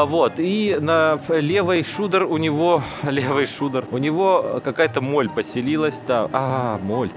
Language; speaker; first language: Russian; native; Russian